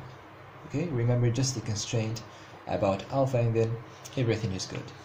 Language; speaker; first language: English; non-native, fluent; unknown